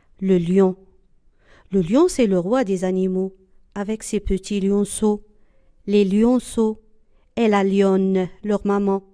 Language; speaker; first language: French; non-native, local second language; Arabic